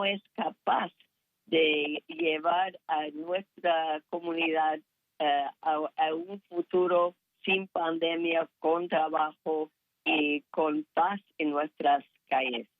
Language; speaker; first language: Spanish; non-native, fluent; English